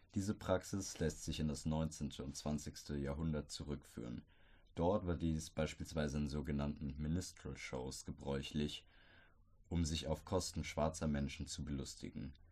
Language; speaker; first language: German; native; German